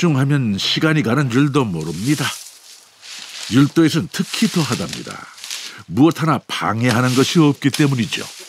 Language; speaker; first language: Korean; native; Korean